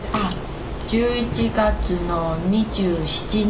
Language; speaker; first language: Japanese; non-native, learner; Chinese